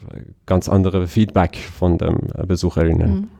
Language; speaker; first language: German; non-native, fluent; Persian